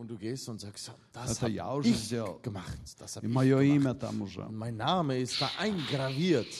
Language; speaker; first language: German; non-native, fluent; Russian